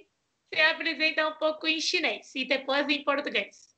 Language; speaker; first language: Portuguese; non-native, fluent; Chinese